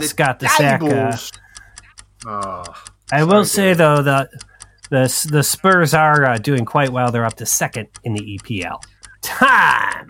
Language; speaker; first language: English; native; English